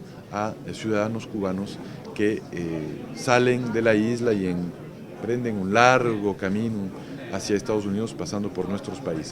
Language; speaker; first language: Spanish; native; Spanish